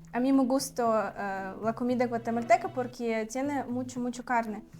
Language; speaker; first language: Spanish; non-native, learner; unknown